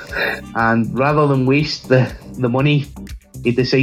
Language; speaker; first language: English; native; English